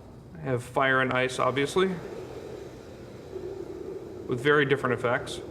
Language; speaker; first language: English; native; English